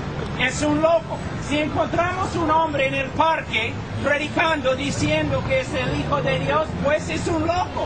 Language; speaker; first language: Spanish; non-native, fluent; English